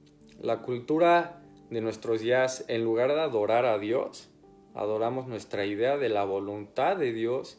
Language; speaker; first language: Spanish; native; Spanish